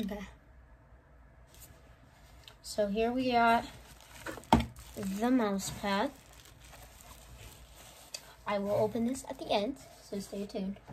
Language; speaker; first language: English; native; English